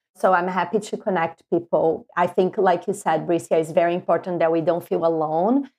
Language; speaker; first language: English; non-native, fluent; Portuguese